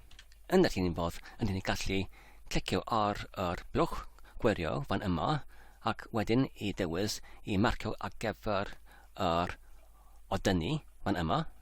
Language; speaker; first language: Welsh; non-native, learner; English